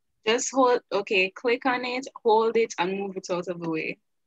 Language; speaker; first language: English; native; English